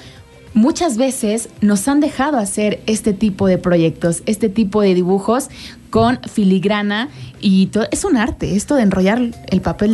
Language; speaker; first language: Spanish; native; Spanish